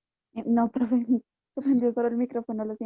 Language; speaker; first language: Spanish; native; Spanish